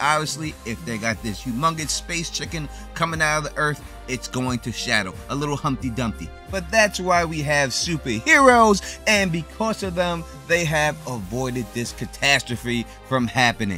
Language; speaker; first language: English; native; English